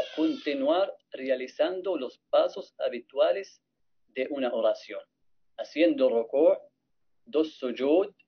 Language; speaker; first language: Spanish; non-native, fluent; Arabic